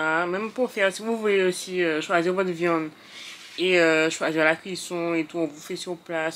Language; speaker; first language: French; native; French